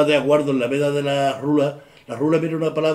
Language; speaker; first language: Spanish; native; Spanish